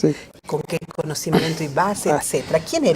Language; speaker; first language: Spanish; native; Spanish